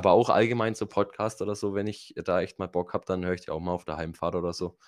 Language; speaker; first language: German; native; German